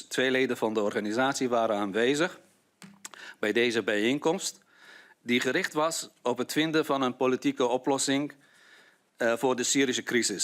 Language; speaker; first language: Dutch; non-native, fluent; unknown